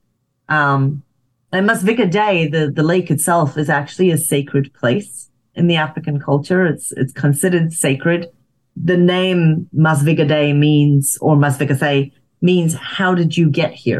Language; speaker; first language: English; native; English